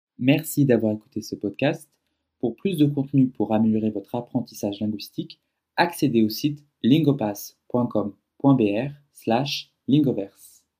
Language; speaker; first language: French; native; French